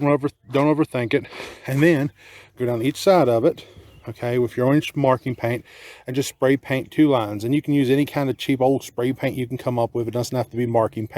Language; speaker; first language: English; native; English